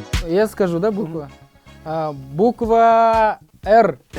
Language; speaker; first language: Russian; non-native, local second language; Kazakh